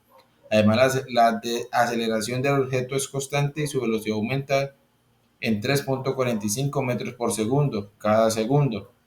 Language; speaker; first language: Spanish; native; Spanish